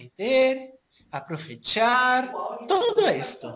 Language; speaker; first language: Portuguese; non-native, fluent; Spanish